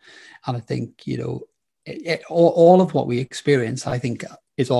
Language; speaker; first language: English; native; English